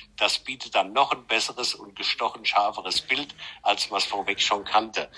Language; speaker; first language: German; native; German